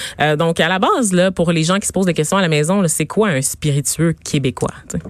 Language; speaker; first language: French; native; French